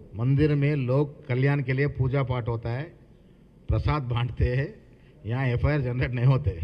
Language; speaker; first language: Hindi; non-native, local second language; Telugu